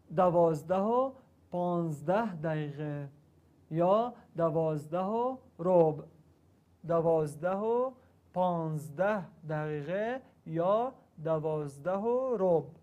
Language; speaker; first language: Persian; non-native, learner; Arabic